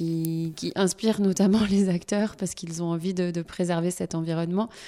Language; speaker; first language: French; native; French